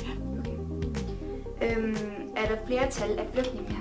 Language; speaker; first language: Danish; native; Danish